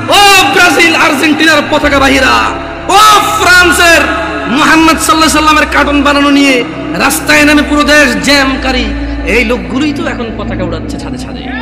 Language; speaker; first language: Bangla; early bilingual, heritage; Bangla